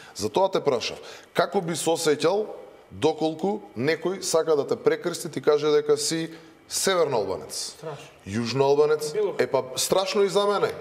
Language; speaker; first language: Macedonian; native; Macedonian